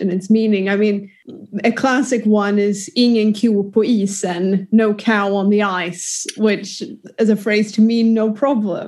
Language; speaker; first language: English; non-native, fluent; Swedish